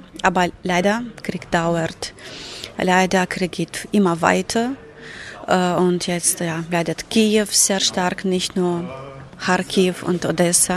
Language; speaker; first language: German; non-native, fluent; Ukrainian